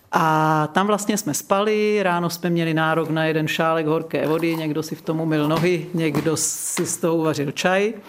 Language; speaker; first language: Czech; native; Czech